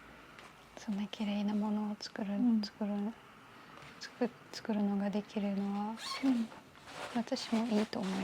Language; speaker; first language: Japanese; non-native, fluent; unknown